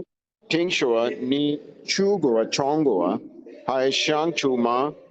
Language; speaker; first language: Chinese; non-native, learner; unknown